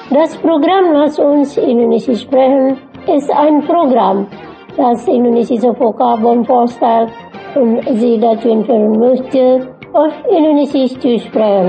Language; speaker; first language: German; non-native, fluent; Indonesian